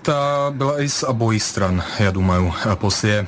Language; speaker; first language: Russian; non-native, fluent; Czech